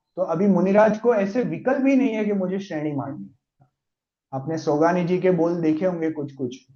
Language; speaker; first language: Hindi; non-native, local second language; Gujarati